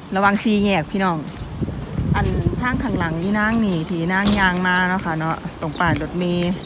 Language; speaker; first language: Thai; non-native, local second language; Northeastern Thai